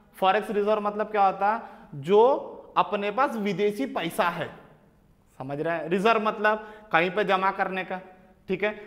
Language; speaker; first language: Hindi; native; Hindi